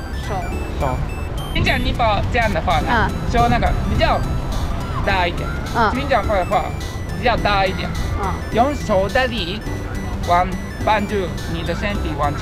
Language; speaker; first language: Chinese; non-native, learner; Japanese